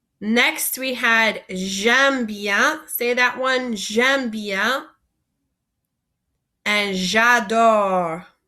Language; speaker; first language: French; non-native, fluent; English